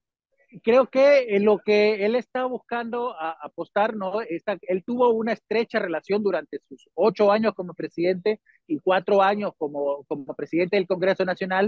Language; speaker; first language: Spanish; native; Spanish